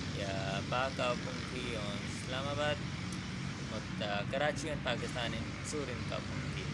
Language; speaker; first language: Finnish; non-native, learner; Urdu